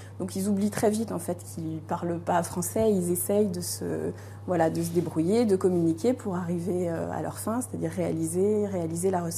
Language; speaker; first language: French; native; French